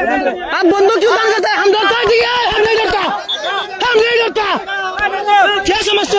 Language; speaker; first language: Hindi; non-native, learner; Bangla